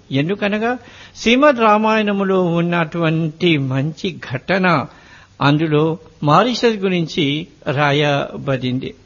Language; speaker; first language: Telugu; non-native, fluent; Morisyen